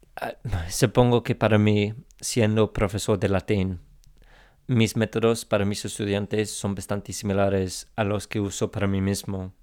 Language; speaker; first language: Spanish; non-native, fluent; English